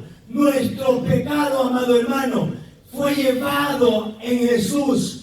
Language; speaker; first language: Spanish; native; Spanish